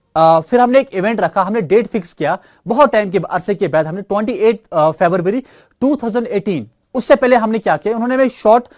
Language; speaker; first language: Hindi; non-native, local second language; Kashmiri